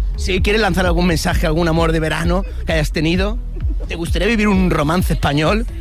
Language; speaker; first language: Spanish; native; Spanish